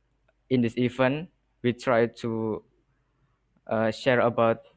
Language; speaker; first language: English; non-native, learner; Indonesian